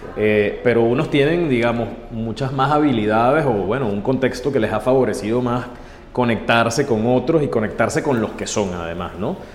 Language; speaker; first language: Spanish; native; Spanish